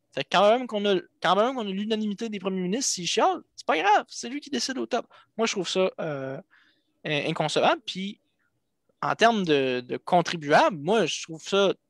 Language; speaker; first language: French; native; French